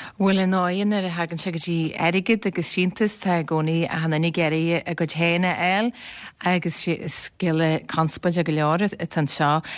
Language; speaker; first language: Irish; native; Irish